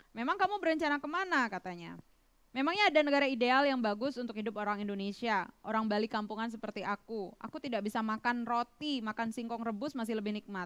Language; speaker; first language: Indonesian; native; Indonesian